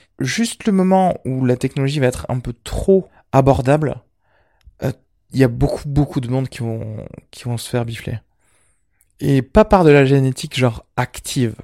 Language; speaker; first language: French; early bilingual, other home language; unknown